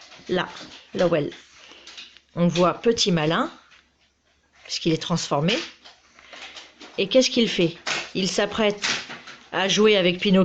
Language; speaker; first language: French; native; French